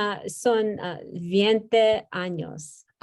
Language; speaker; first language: Spanish; non-native, learner; English